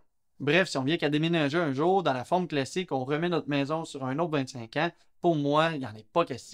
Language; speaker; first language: French; native; French